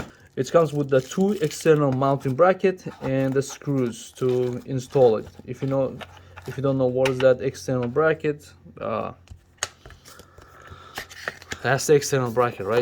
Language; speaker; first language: English; non-native, local second language; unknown